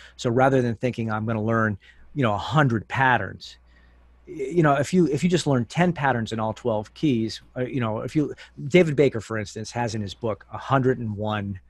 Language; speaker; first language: English; native; English